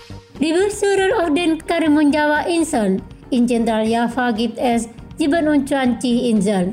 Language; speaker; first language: German; non-native, fluent; Indonesian